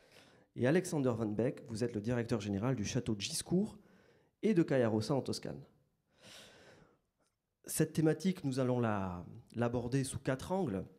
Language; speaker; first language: French; native; French